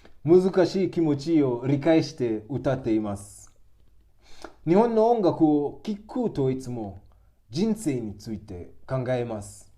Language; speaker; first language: Japanese; non-native, learner; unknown